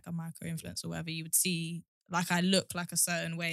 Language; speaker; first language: English; native; English